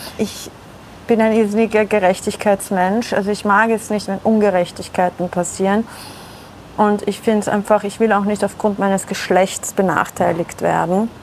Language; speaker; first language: German; early bilingual, other home language; Persian